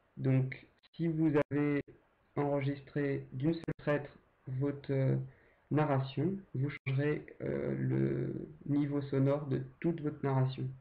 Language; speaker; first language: French; native; French